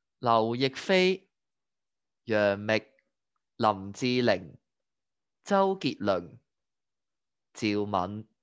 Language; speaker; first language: Vietnamese; non-native, fluent; Cantonese